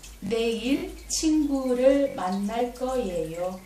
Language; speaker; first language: Korean; non-native, learner; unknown